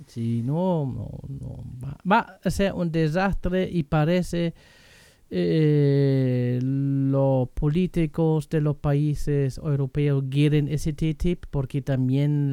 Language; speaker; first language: Spanish; non-native, fluent; German